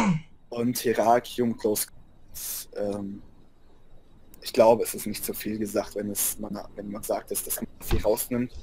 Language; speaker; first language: German; native; German